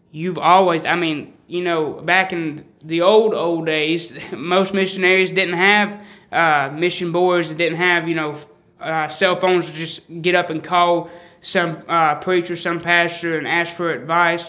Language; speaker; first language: English; native; English